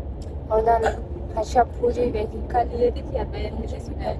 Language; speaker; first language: Turkish; non-native, fluent; Kyrgyz